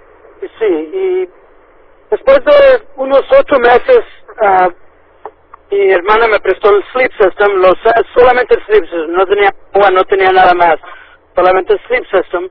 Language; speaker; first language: Spanish; early bilingual, heritage; Spanish